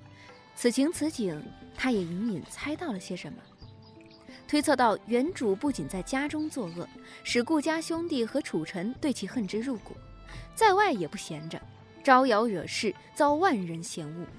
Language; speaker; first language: Chinese; native; Chinese